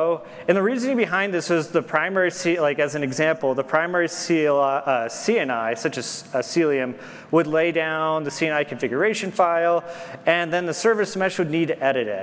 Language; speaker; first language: English; native; English